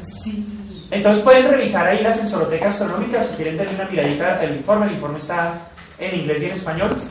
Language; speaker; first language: Spanish; native; Spanish